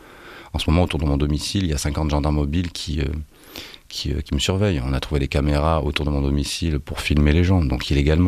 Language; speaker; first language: French; native; French